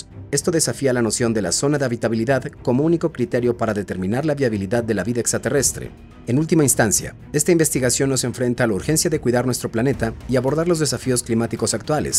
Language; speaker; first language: Spanish; native; Spanish